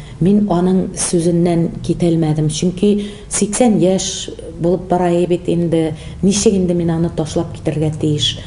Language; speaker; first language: Tatar; native; Tatar